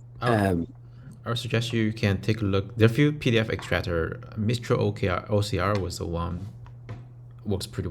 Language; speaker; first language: English; non-native, fluent; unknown